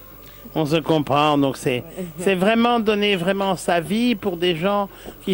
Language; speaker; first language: French; native; French